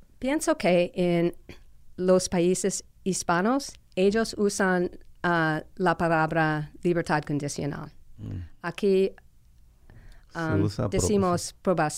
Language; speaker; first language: Spanish; non-native, fluent; English